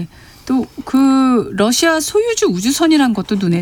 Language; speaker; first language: Korean; native; Korean